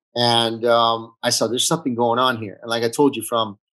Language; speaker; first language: English; early bilingual, other home language; Italian